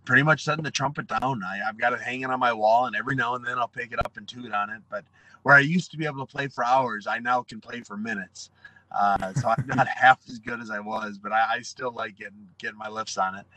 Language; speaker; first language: English; native; English